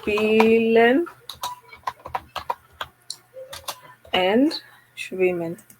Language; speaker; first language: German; non-native, fluent; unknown